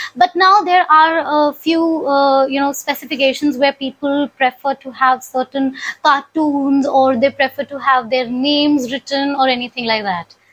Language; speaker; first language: English; non-native, local second language; Punjabi